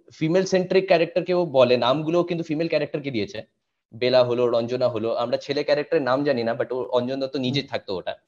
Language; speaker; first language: Bangla; non-native, local second language; Hindi